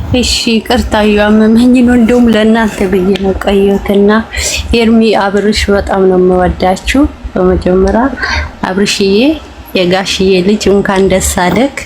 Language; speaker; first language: Amharic; non-native, local second language; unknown